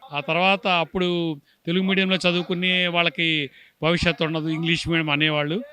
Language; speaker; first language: Telugu; native; Telugu